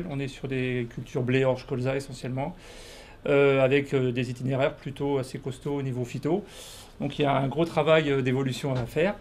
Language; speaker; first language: French; native; French